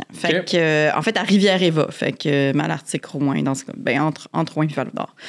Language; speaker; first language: French; native; French